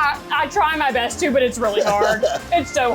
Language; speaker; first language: English; native; English